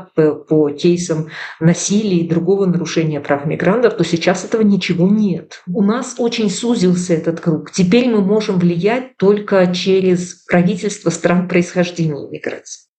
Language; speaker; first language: Russian; native; Russian